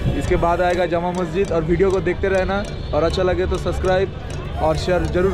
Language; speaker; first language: Hindi; non-native, local second language; Bangla